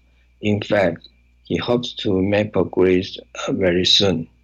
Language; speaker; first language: English; non-native, learner; Chinese